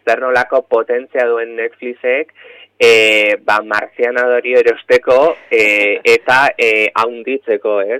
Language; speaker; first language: Basque; native; Basque